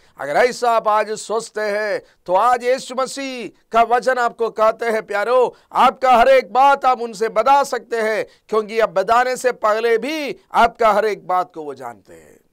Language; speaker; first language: Hindi; non-native, local second language; Malayalam